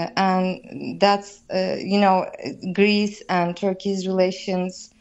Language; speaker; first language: English; non-native, fluent; Turkish